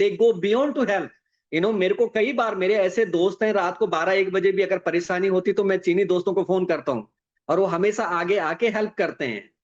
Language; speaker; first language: Hindi; native; Hindi